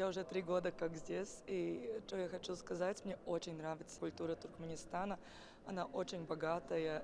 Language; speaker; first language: Russian; non-native, learner; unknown